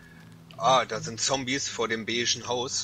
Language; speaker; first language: German; native; German